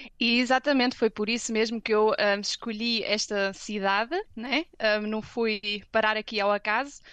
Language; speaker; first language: Portuguese; native; Portuguese